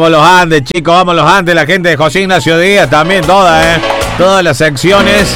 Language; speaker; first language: Spanish; native; Spanish